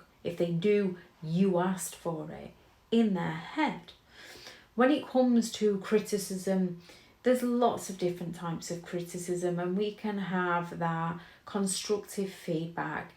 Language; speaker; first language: English; native; English